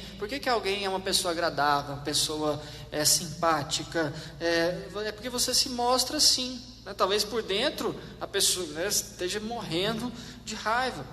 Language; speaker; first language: Portuguese; native; Portuguese